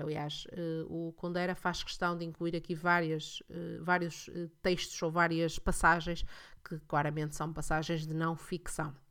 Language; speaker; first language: Portuguese; native; Portuguese